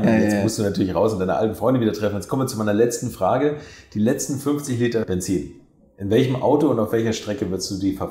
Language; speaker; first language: German; native; German